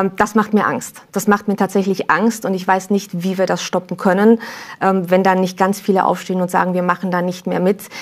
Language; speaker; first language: German; early bilingual, other home language; Romanian